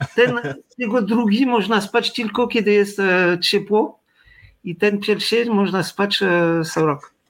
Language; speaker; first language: Polish; non-native, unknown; French